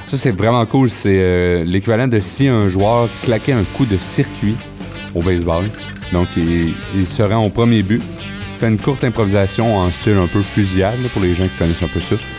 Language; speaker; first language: French; native; French